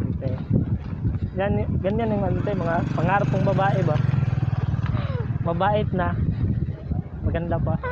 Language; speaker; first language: Filipino; non-native, local second language; Cebuano